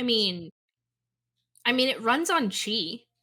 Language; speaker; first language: English; native; English